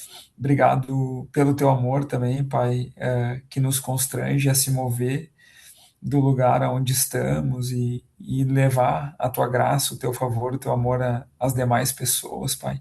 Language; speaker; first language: Portuguese; native; Portuguese